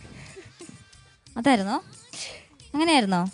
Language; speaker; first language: Malayalam; native; Malayalam